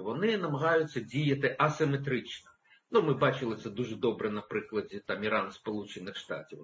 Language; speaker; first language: Ukrainian; native; Ukrainian